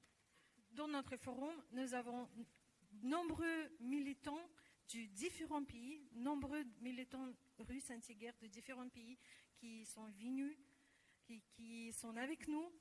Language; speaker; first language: French; non-native, learner; Russian